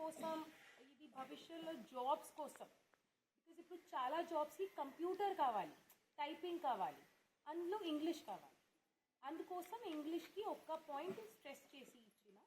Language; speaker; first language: Telugu; non-native, learner; Hindi